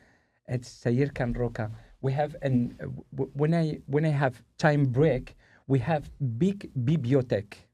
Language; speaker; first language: English; non-native, learner; Spanish